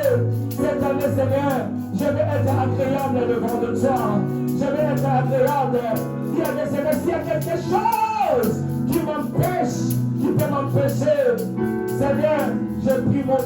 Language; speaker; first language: French; non-native, local second language; Lingala